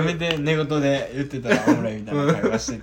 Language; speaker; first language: Japanese; native; Japanese